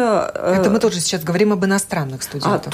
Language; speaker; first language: Russian; native; Russian